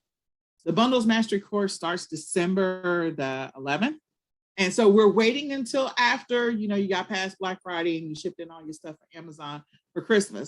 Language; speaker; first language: English; native; English